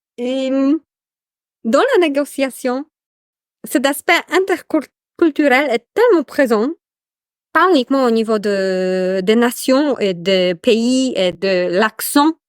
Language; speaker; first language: French; non-native, fluent; Polish